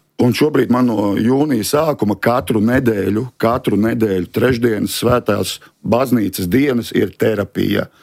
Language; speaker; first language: Latvian; native; Latvian